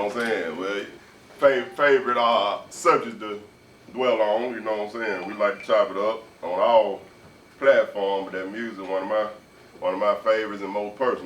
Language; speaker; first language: English; native; English